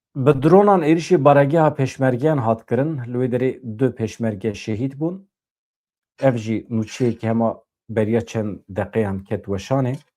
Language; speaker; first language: Kurdish; native; Kurdish